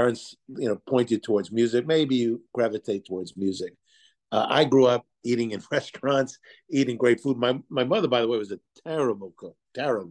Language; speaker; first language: English; native; English